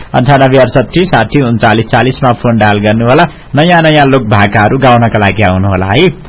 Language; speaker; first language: Nepali; non-native, local second language; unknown